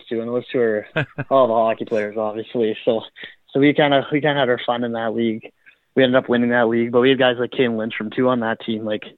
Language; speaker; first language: English; native; English